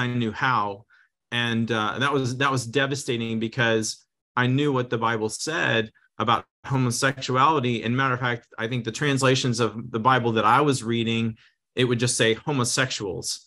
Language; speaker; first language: English; native; English